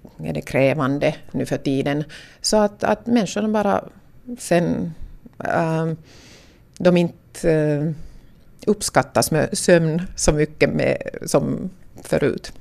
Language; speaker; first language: Swedish; non-native, local second language; Finnish